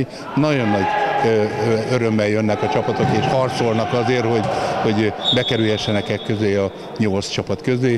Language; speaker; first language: Hungarian; native; Hungarian